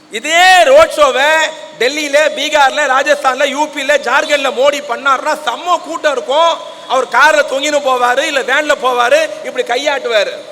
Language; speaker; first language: Tamil; native; Tamil